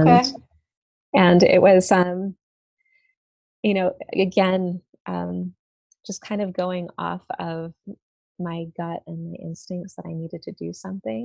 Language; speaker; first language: English; native; English